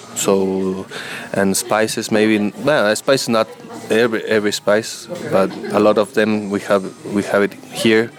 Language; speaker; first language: English; non-native, learner; Spanish